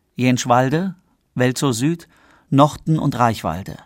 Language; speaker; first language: German; native; German